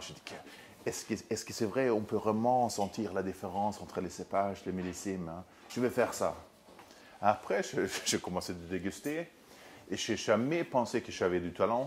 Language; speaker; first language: French; non-native, fluent; Swedish